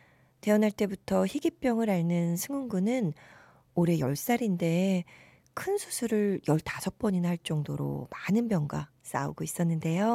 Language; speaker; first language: Korean; native; Korean